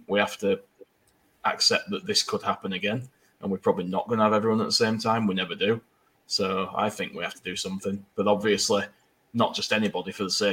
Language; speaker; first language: English; native; English